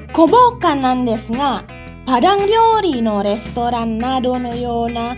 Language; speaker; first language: Japanese; non-native, fluent; Indonesian